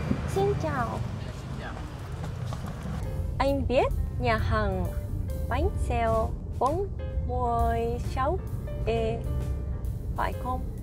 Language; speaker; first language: Vietnamese; non-native, learner; Japanese